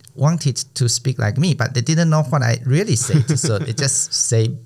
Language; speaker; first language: English; non-native, fluent; Chinese